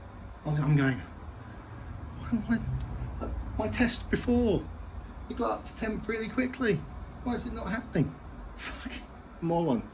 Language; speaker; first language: English; native; English